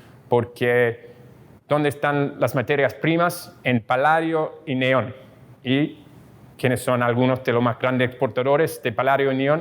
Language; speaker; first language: Spanish; non-native, fluent; English